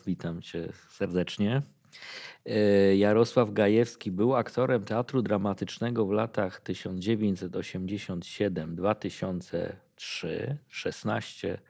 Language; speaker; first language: Polish; native; Polish